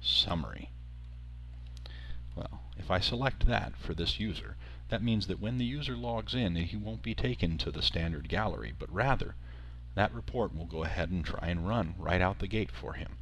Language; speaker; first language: English; native; English